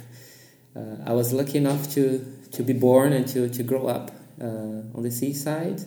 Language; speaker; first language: English; non-native, fluent; Portuguese